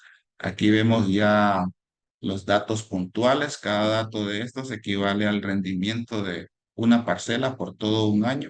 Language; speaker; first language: Spanish; native; Spanish